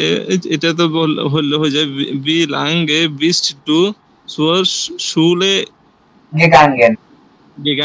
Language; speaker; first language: German; non-native, learner; Bangla